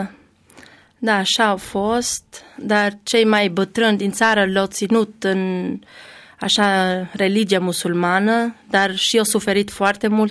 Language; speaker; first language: Romanian; non-native, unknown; Albanian